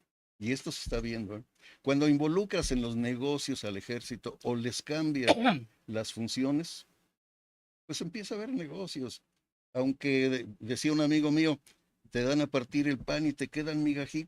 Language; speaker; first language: Spanish; native; Spanish